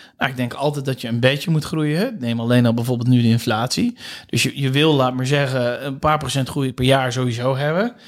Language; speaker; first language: Dutch; native; Dutch